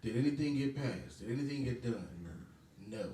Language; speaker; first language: English; native; English